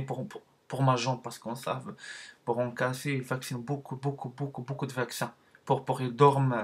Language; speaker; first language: French; non-native, learner; Arabic